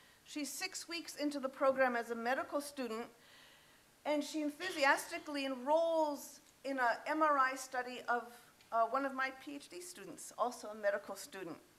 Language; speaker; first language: English; native; English